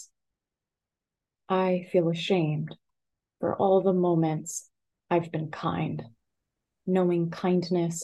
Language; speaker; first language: English; native; English